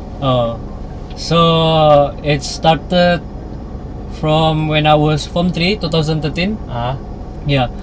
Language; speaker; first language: English; non-native, local second language; Malay